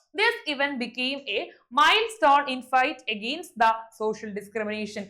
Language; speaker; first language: English; non-native, local second language; Malayalam